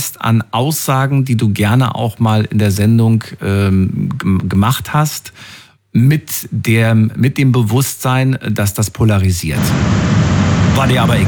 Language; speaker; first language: German; native; German